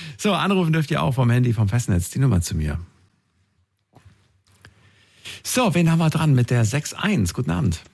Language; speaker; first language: German; native; German